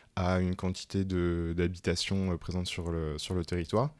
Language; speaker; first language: French; native; French